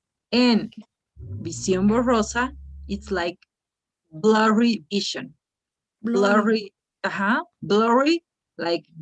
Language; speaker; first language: English; non-native, fluent; Spanish